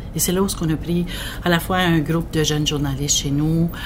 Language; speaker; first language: French; native; French